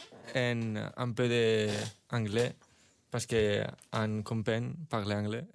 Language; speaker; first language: French; non-native, learner; Spanish